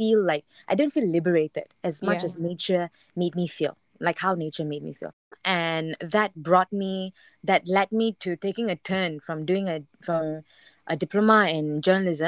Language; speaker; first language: English; non-native, local second language; Tamil